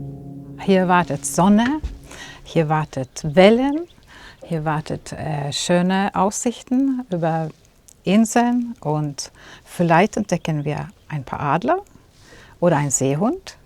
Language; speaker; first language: German; non-native, fluent; Swedish